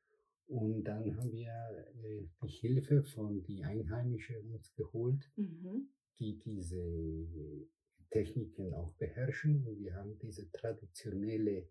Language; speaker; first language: German; non-native, fluent; Spanish